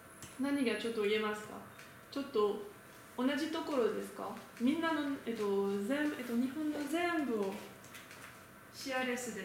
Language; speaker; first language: Japanese; non-native, learner; French